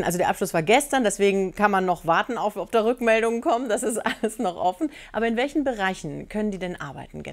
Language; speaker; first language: German; native; German